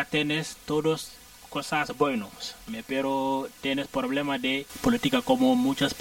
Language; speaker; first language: Spanish; non-native, learner; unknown